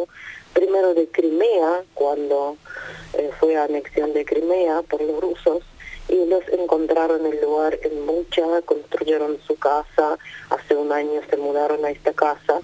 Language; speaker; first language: Spanish; non-native, fluent; Ukrainian